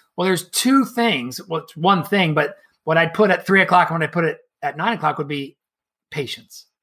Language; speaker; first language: English; native; English